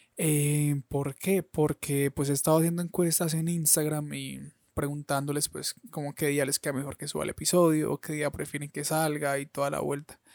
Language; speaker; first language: Spanish; native; Spanish